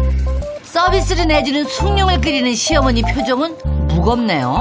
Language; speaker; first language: Korean; native; Korean